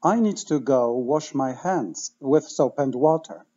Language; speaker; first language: English; non-native, fluent; Polish